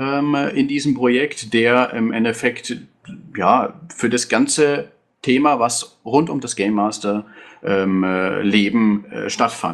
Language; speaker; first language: German; native; German